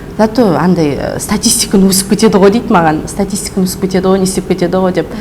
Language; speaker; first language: Kazakh; non-native, local second language; Russian